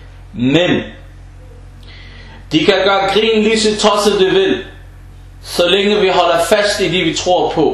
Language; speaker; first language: Danish; non-native, fluent; Arabic